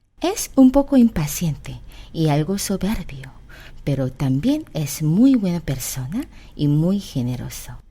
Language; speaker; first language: Spanish; non-native, fluent; Korean